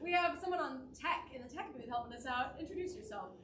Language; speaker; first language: English; native; English